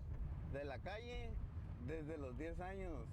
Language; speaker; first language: Spanish; native; Spanish